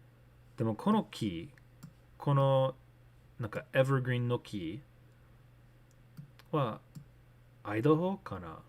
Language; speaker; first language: Japanese; non-native, learner; English